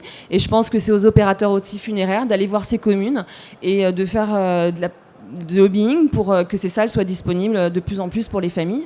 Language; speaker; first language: French; native; French